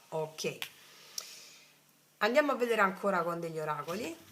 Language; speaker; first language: Italian; native; Italian